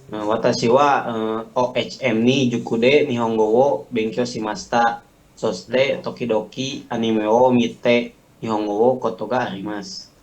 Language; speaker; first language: Japanese; non-native, learner; Indonesian